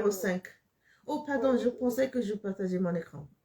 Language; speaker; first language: French; non-native, fluent; English